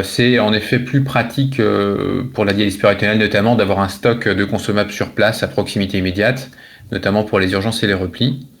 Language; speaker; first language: French; native; French